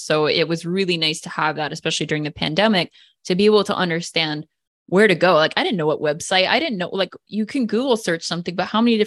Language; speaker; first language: English; native; English